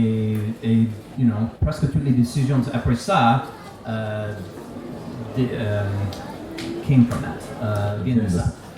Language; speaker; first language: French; non-native, learner; English